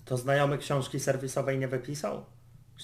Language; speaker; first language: Polish; native; Polish